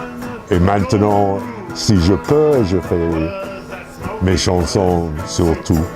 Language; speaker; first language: French; non-native, fluent; English